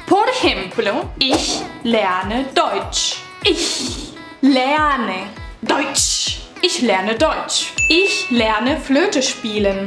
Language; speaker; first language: German; non-native, fluent; Spanish